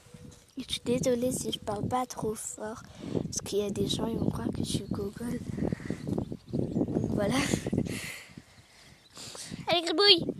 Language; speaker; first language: French; native; French